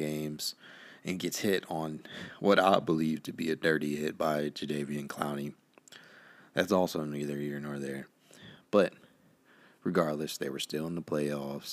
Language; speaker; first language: English; native; English